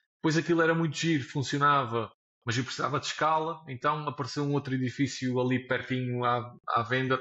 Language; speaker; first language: Portuguese; native; Portuguese